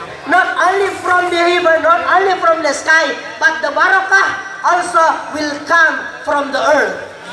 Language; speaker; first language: English; non-native, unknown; Indonesian